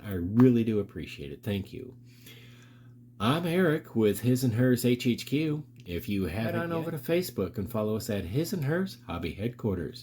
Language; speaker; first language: English; native; English